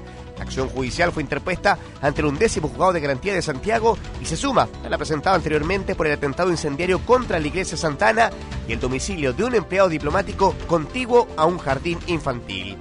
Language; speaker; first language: Spanish; native; Spanish